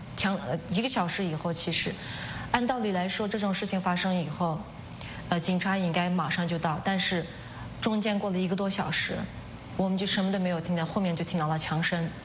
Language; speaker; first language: Chinese; non-native, local second language; Uyghur